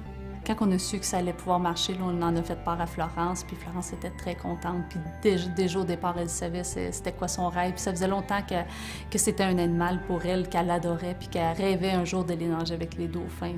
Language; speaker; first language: French; native; French